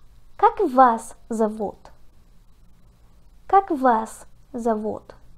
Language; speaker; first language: Russian; non-native, learner; Portuguese